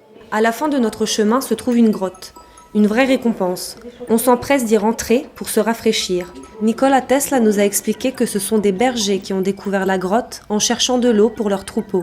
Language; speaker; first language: French; native; French